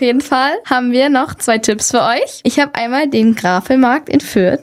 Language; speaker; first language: German; native; German